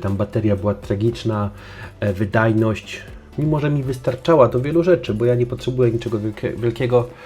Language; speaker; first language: Polish; native; Polish